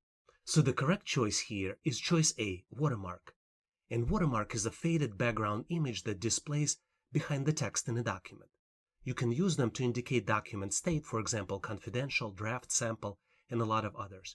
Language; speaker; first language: English; non-native, fluent; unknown